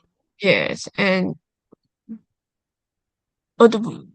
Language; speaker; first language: English; non-native, learner; Chinese